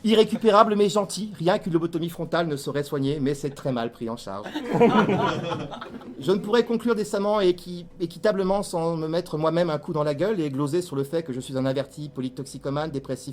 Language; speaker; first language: French; native; French